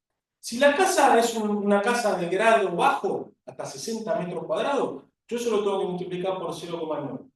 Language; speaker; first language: Spanish; native; Spanish